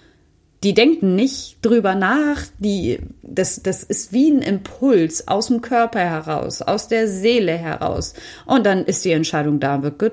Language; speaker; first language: German; native; German